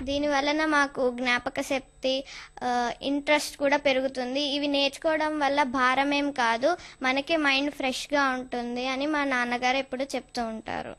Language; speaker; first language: Telugu; native; Telugu